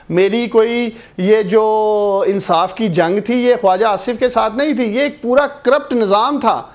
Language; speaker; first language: Urdu; non-native, local second language; Punjabi